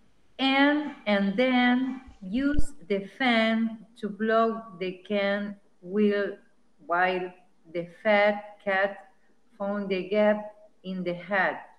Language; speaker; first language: English; non-native, learner; Spanish